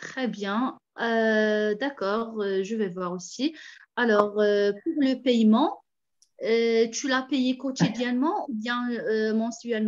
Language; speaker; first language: French; non-native, fluent; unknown